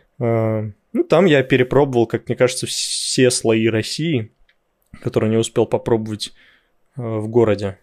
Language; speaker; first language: Russian; native; Russian